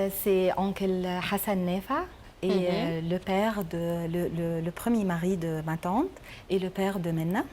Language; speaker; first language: French; non-native, learner; Arabic